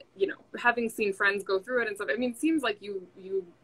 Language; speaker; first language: English; native; English